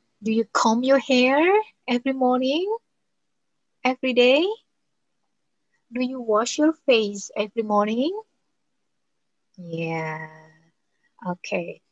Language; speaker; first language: English; non-native, fluent; Indonesian